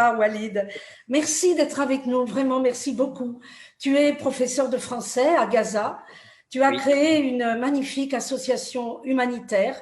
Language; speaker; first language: French; native; French